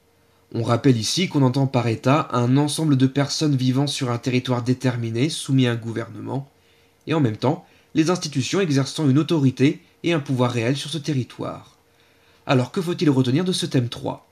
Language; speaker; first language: French; native; French